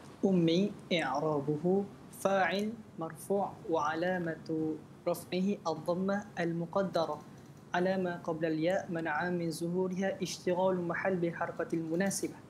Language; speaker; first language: Arabic; non-native, learner; Malay